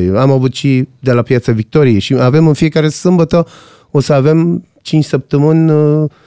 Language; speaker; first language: Romanian; non-native, fluent; Persian